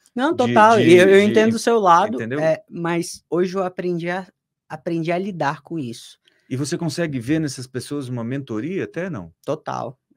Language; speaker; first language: Portuguese; native; Portuguese